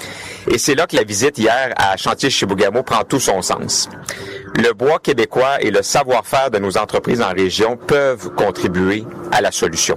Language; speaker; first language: French; native; French